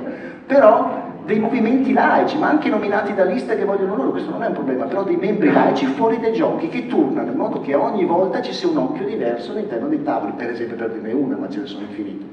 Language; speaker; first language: Italian; native; Italian